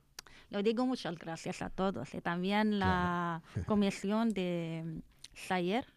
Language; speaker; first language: Spanish; non-native, learner; Arabic